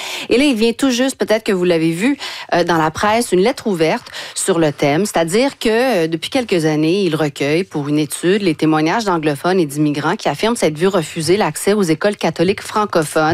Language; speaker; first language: French; native; French